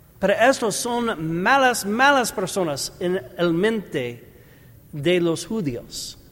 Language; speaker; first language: Spanish; non-native, learner; English